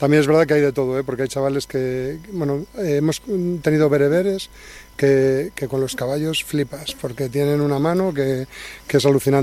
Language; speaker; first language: Spanish; native; Spanish